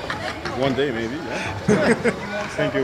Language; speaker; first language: English; non-native, local second language; French